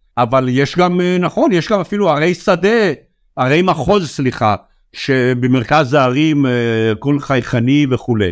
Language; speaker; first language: Hebrew; native; Hebrew